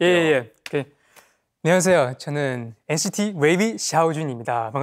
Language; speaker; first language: Korean; non-native, fluent; Chinese